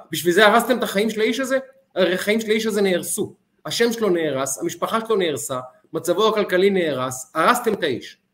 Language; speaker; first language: Hebrew; native; Hebrew